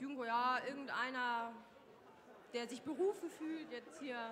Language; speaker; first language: German; native; German